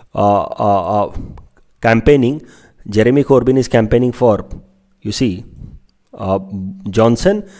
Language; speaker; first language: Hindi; non-native, local second language; Assamese